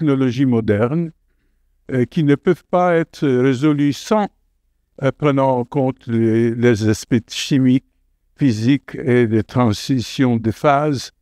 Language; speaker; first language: French; non-native, fluent; Polish